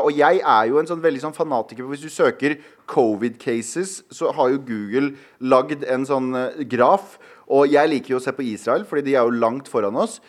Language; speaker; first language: Norwegian; early bilingual, other home language; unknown